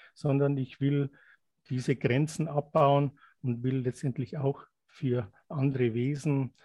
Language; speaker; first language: German; native; German